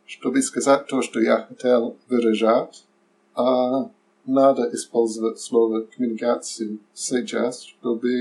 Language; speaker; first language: Russian; non-native, learner; English